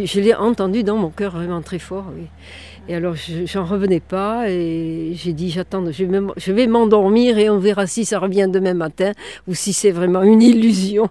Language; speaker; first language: French; native; French